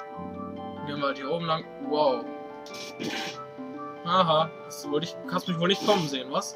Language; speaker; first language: German; native; German